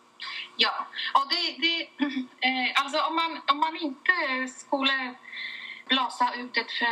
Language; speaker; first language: Swedish; non-native, fluent; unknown